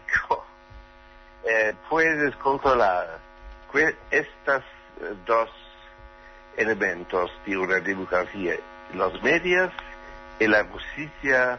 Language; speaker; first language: Spanish; non-native, learner; German